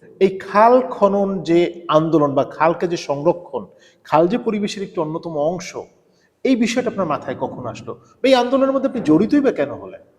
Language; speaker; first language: Bangla; native; Bangla